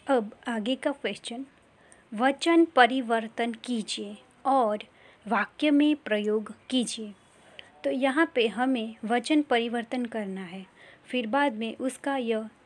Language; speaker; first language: Hindi; non-native, local second language; Gujarati